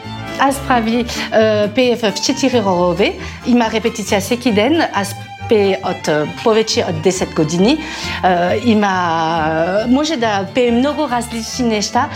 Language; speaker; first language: Bulgarian; non-native, learner; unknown